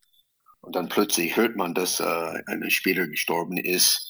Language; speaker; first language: German; non-native, fluent; English